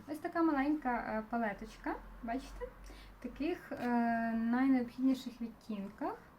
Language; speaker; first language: Ukrainian; non-native, local second language; Russian